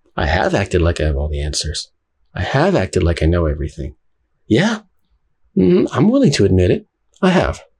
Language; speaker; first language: English; native; English